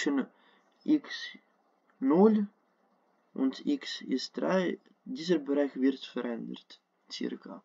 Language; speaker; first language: German; non-native, fluent; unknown